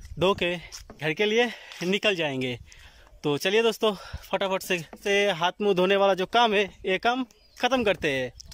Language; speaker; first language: Hindi; non-native, local second language; Bangla